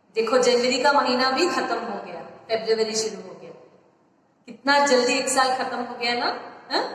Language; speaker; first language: Hindi; non-native, local second language; Malayalam